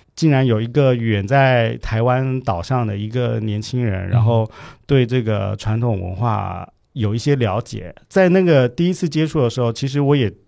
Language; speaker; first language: Chinese; native; Chinese